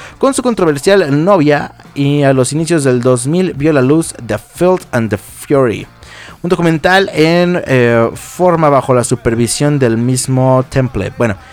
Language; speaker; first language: Spanish; native; Spanish